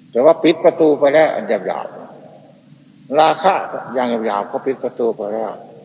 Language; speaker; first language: Thai; native; Thai